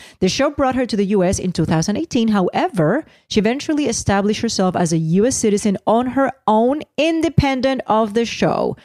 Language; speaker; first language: English; non-native, local second language; Spanish